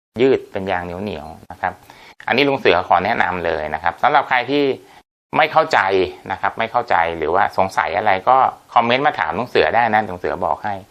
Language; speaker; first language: Thai; native; Thai